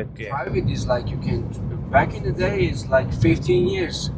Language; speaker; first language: English; non-native, fluent; Chinese